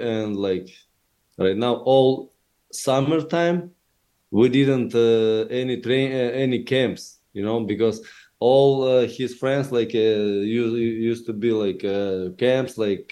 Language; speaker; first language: English; non-native, learner; Russian